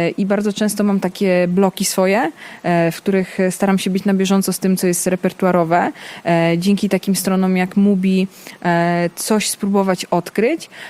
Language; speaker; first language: Polish; early bilingual, other home language; Italian